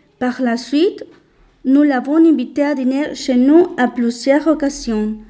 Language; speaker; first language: French; non-native, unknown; Spanish